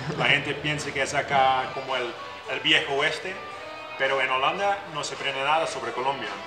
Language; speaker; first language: Spanish; non-native, fluent; Dutch